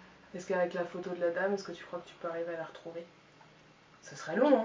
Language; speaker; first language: French; native; French